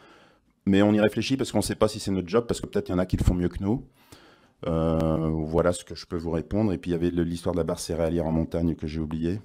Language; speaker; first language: French; native; French